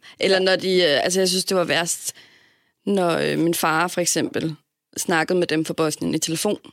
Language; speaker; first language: Danish; native; Danish